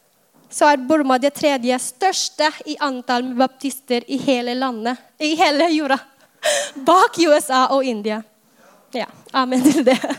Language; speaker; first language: Norwegian; non-native, fluent; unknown